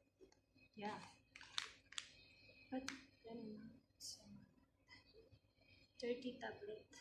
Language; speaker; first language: English; non-native, learner; Filipino